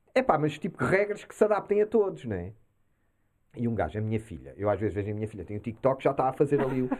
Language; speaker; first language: Portuguese; early bilingual, heritage; Portuguese